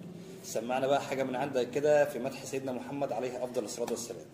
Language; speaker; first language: Arabic; native; Arabic